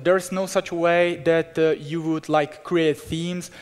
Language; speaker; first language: English; non-native, fluent; Czech